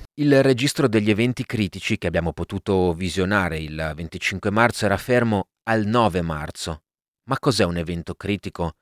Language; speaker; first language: Italian; native; Italian